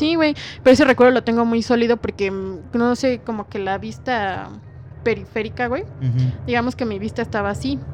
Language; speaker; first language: Spanish; native; Spanish